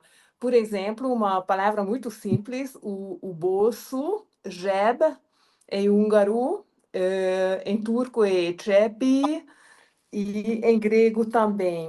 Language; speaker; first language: Portuguese; non-native, fluent; Hungarian